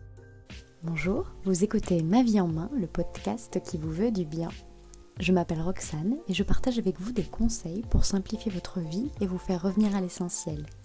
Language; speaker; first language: French; native; French